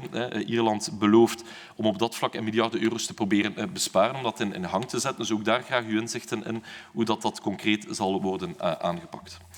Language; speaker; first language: Dutch; native; Dutch